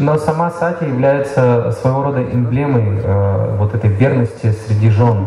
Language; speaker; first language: Russian; native; Russian